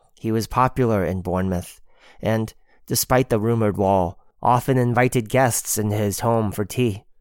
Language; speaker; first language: English; native; English